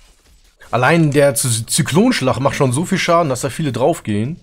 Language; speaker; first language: German; native; German